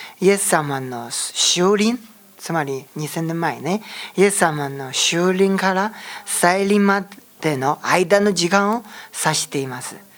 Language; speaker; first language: Japanese; non-native, fluent; Chinese